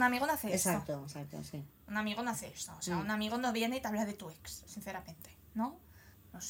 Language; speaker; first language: Spanish; native; Spanish